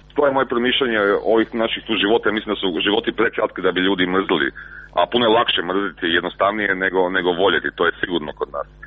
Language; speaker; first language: Croatian; native; Croatian